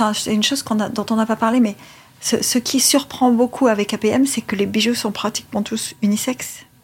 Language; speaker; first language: French; native; French